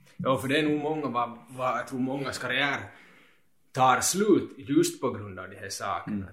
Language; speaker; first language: Swedish; native; Swedish